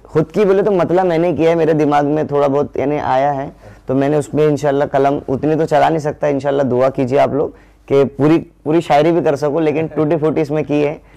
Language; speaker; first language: Hindi; non-native, local second language; Urdu